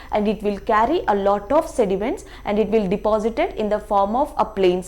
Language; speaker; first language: English; non-native, local second language; Telugu